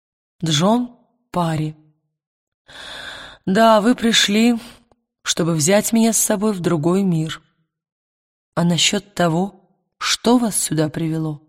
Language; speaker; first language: Russian; native; Russian